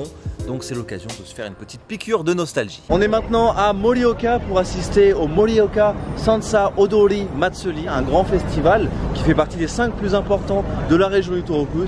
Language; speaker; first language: French; native; French